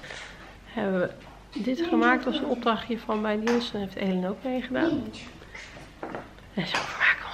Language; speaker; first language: Dutch; native; Dutch